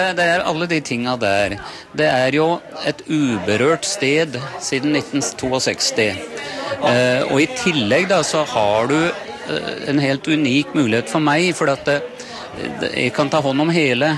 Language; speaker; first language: Norwegian; native; Norwegian